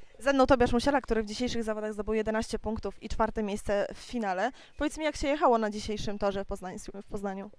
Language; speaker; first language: Polish; native; Polish